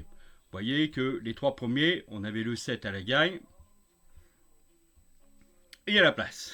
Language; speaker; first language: French; native; French